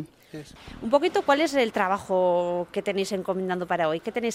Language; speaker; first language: Spanish; native; Spanish